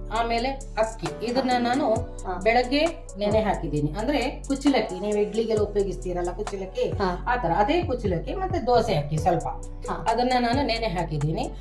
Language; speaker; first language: Kannada; native; Kannada